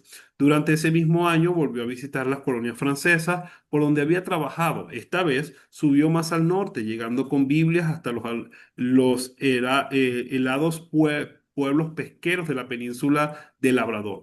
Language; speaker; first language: Spanish; native; Spanish